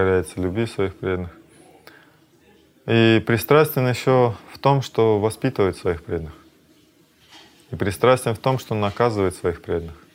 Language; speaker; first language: Russian; native; Russian